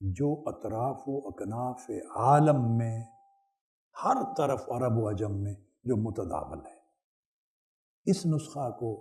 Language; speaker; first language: Urdu; non-native, local second language; Punjabi